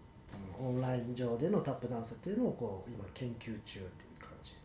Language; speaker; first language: Japanese; native; Japanese